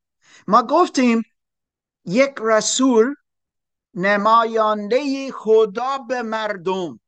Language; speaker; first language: Persian; non-native, fluent; German